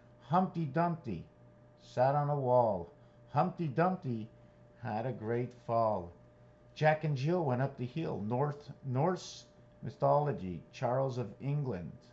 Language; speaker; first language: English; native; English